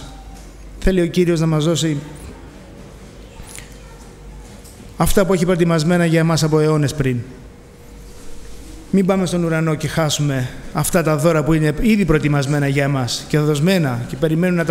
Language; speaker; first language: Greek; native; Greek